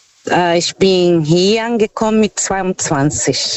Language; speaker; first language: German; non-native, learner; Portuguese